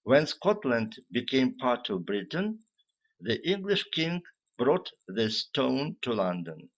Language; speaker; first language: English; non-native, fluent; Ukrainian